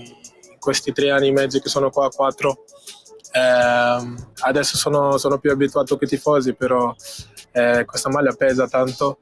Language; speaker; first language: Italian; non-native, fluent; Portuguese